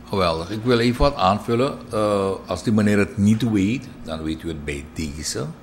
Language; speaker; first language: Dutch; native; Dutch